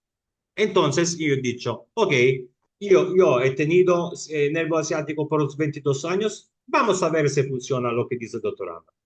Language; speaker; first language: Spanish; non-native, fluent; Italian